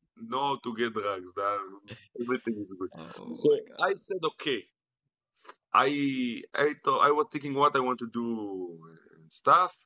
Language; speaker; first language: English; non-native, fluent; Hebrew